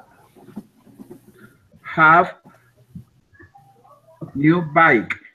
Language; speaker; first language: English; non-native, learner; Spanish